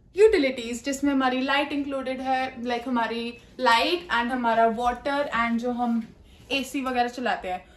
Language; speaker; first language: Hindi; non-native, local second language; Punjabi